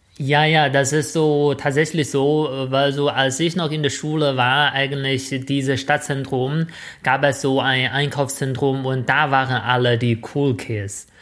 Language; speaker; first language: German; non-native, fluent; Chinese